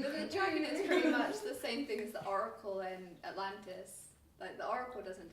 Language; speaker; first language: English; native; English